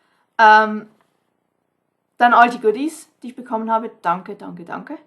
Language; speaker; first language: German; non-native, fluent; English